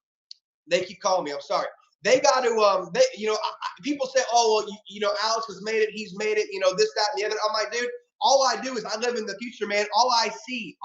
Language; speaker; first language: English; native; English